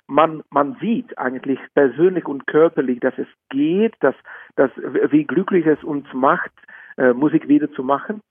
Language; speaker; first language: German; non-native, fluent; Czech